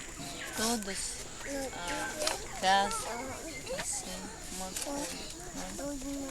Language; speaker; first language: Portuguese; non-native, local second language; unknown